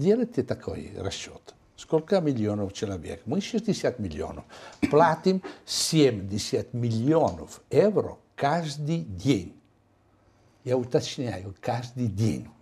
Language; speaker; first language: Russian; non-native, fluent; Italian